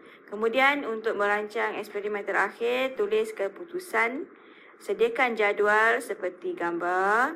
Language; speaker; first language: Malay; native; Malay